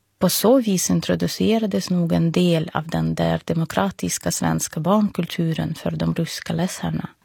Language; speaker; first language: Swedish; non-native, fluent; Russian